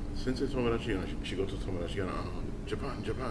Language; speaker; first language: Japanese; non-native, learner; English